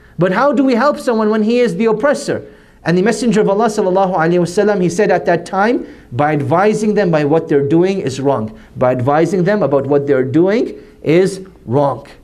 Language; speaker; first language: English; native; English